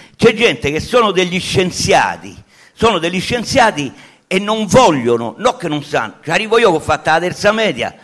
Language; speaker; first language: Italian; native; Italian